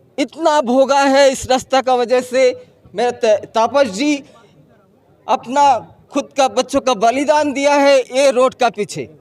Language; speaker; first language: Hindi; non-native, local second language; Bangla